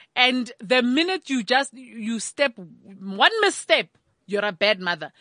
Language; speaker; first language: English; non-native, local second language; Tswana